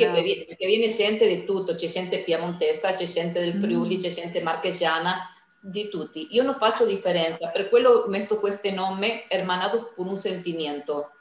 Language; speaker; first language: Italian; non-native, fluent; Spanish